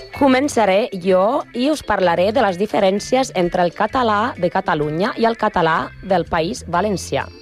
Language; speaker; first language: Catalan; non-native, learner; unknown